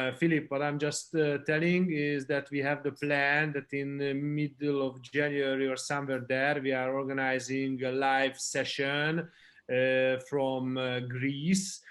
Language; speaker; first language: English; non-native, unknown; Hungarian